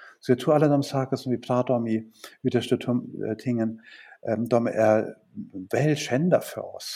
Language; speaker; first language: Swedish; non-native, fluent; German